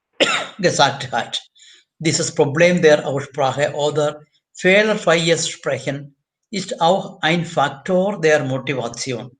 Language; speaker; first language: German; non-native, fluent; Malayalam